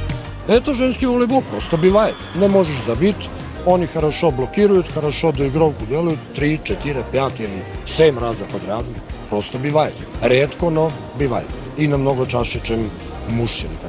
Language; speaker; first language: Russian; non-native, fluent; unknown